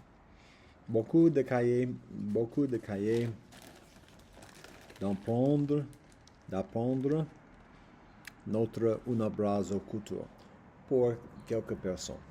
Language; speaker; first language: French; non-native, learner; English